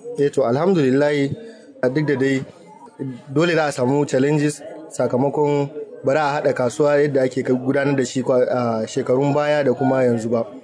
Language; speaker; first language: Hausa; native; Hausa